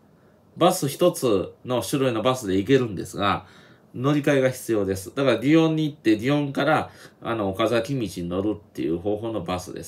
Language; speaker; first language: Japanese; native; Japanese